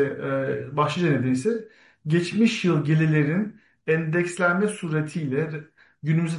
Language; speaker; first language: Turkish; native; Turkish